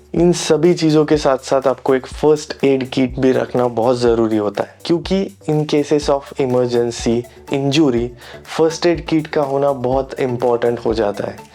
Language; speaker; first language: Hindi; non-native, local second language; Marathi